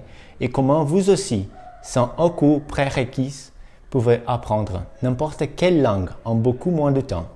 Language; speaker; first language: French; non-native, fluent; Portuguese